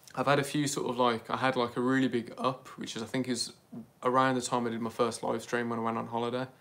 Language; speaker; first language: English; native; English